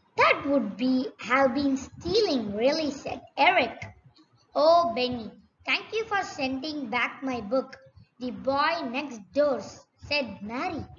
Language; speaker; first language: English; non-native, local second language; Tamil